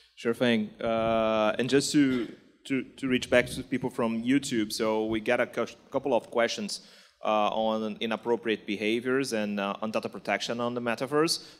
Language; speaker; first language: English; non-native, fluent; Portuguese